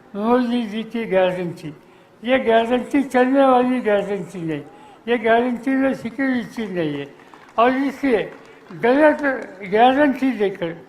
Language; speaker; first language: Hindi; non-native, local second language; Marathi